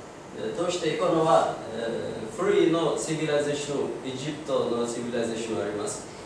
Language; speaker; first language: Japanese; non-native, learner; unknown